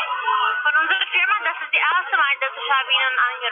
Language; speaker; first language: German; non-native, learner; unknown